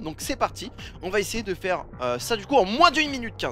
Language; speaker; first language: French; native; French